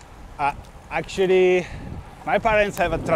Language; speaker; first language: English; non-native, fluent; Italian